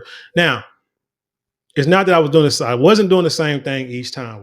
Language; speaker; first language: English; native; English